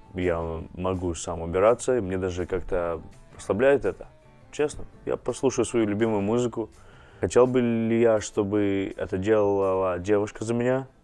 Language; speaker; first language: Russian; non-native, fluent; English